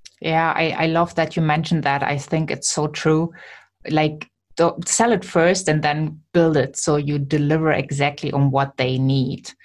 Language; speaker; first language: English; non-native, fluent; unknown